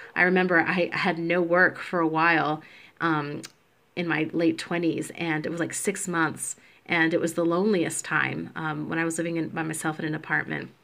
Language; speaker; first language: English; native; English